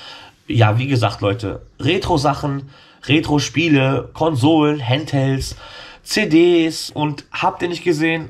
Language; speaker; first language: German; native; German